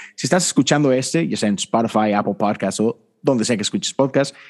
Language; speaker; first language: Spanish; native; Spanish